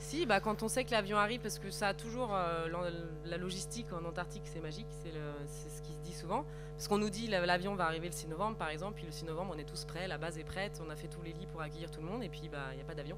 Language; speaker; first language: French; native; French